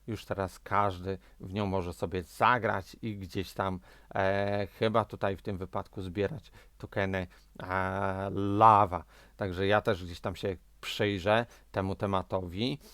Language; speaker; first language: Polish; native; Polish